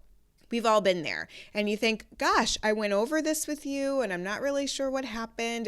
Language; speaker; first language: English; native; English